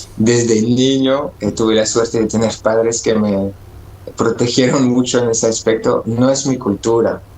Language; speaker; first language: Spanish; early bilingual, other home language; French